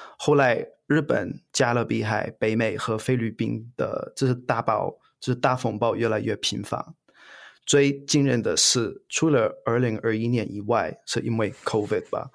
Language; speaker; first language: Chinese; non-native, fluent; English